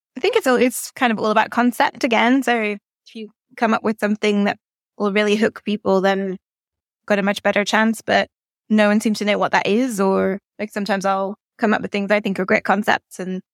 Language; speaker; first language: English; native; English